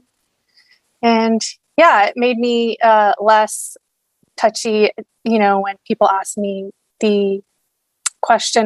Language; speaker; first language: English; native; English